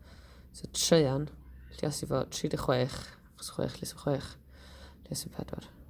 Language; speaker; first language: Welsh; native; Welsh